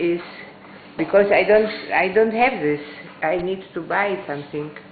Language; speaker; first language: English; non-native, learner; Spanish